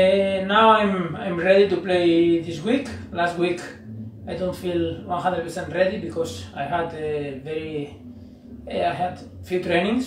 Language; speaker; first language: English; non-native, learner; Spanish